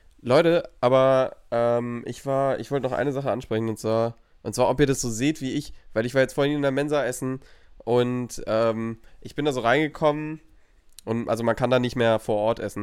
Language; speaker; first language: German; native; German